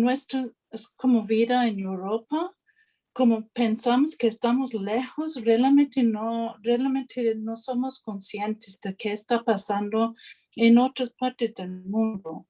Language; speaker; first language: Spanish; non-native, fluent; English